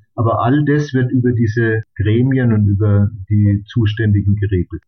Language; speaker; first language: German; native; German